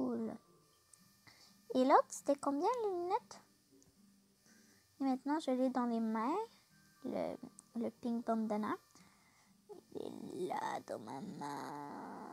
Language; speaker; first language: French; native; French